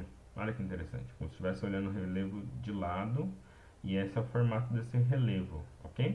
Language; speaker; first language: Portuguese; native; Portuguese